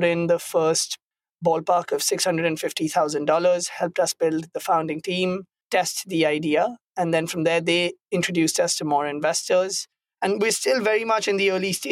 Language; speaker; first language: English; non-native, local second language; Hindi